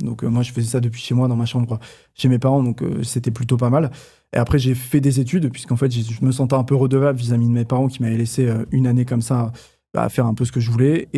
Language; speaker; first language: French; native; French